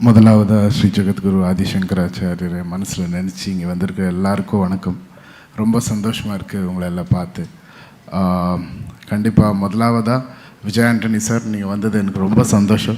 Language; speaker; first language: Tamil; non-native, local second language; Kannada